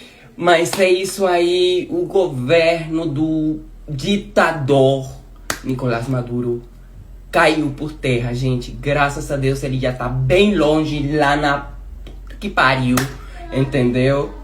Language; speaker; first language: Portuguese; non-native, fluent; Spanish